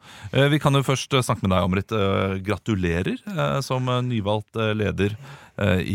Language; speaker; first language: Norwegian; native; Norwegian